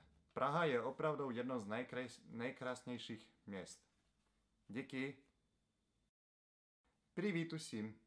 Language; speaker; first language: Czech; non-native, learner; Croatian